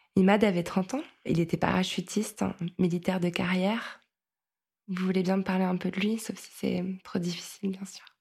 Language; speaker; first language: French; native; French